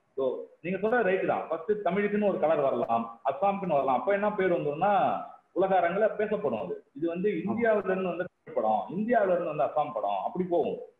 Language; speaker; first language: Tamil; native; Tamil